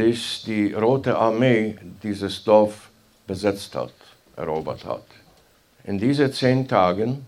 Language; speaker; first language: German; non-native, fluent; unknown